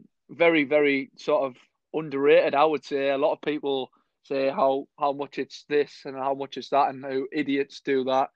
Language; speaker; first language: English; native; English